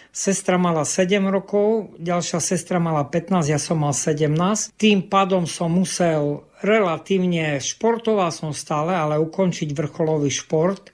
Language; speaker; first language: Slovak; non-native, local second language; Rusyn